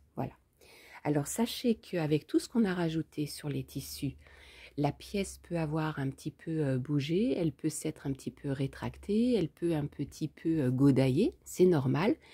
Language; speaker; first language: French; native; French